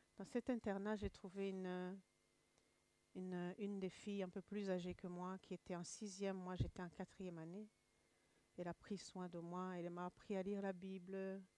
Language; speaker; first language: French; non-native, local second language; Kinyarwanda